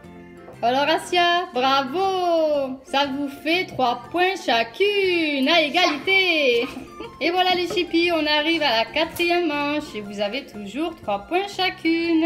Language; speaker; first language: French; native; French